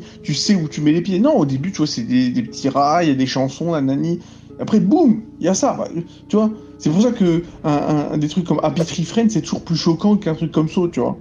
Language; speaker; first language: French; native; French